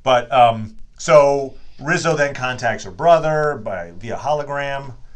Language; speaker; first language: English; native; English